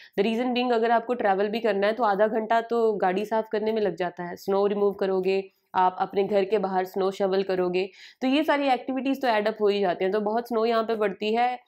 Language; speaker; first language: Hindi; native; Hindi